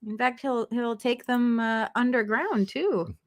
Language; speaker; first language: English; native; English